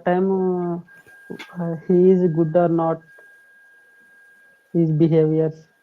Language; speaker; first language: English; non-native, learner; Telugu